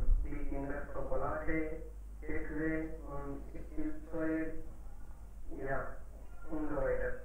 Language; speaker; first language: German; non-native, learner; Hindi